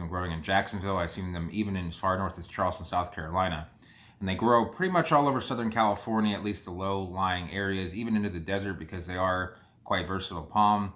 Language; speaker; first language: English; native; English